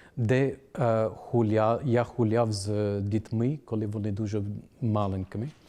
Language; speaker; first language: Ukrainian; non-native, fluent; English